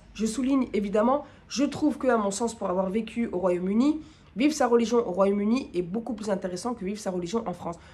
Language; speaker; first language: French; native; French